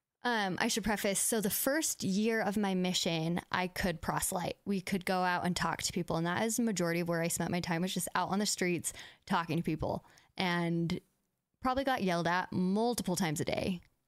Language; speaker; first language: English; native; English